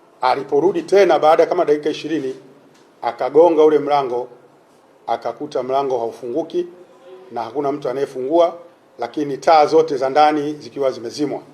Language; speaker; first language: Swahili; native; Swahili